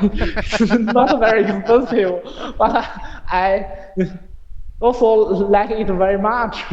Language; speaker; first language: English; non-native, learner; Chinese